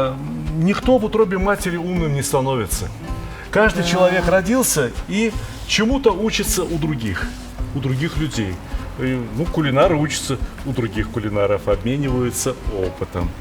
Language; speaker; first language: Russian; native; Russian